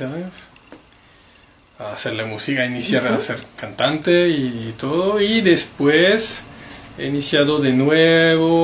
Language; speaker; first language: Spanish; non-native, fluent; French